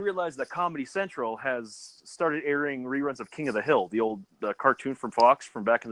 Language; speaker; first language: English; native; English